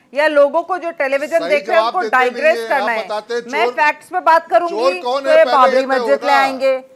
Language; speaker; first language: Hindi; native; Hindi